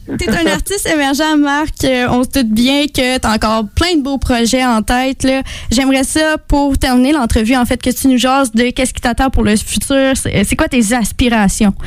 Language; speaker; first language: French; native; French